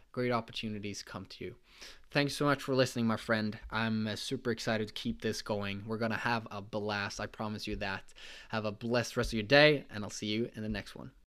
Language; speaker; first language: English; non-native, fluent; Swedish